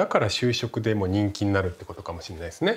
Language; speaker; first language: Japanese; native; Japanese